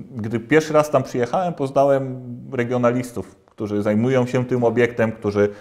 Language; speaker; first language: Polish; native; Polish